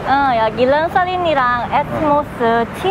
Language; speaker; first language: Korean; non-native, fluent; Thai